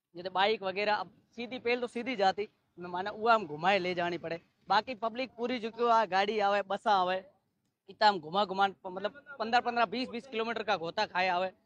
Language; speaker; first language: Hindi; native; Hindi